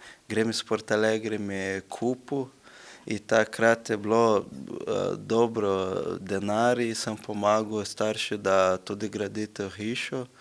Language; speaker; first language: Slovenian; non-native, learner; Portuguese